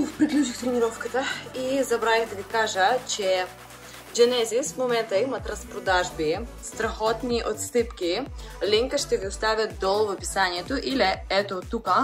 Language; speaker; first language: Bulgarian; non-native, fluent; Russian